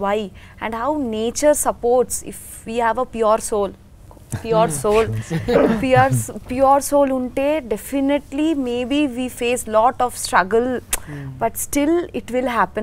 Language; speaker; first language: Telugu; non-native, learner; Bangla